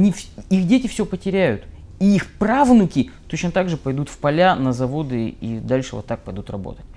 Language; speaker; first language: Russian; native; Russian